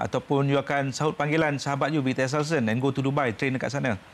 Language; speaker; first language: Malay; native; Malay